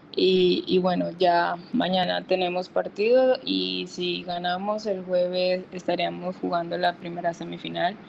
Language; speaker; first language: Spanish; native; Spanish